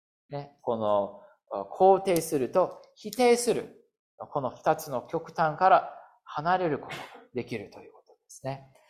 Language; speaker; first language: Japanese; non-native, fluent; English